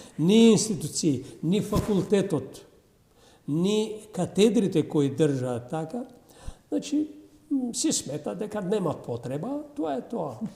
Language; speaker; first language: Macedonian; non-native, local second language; Albanian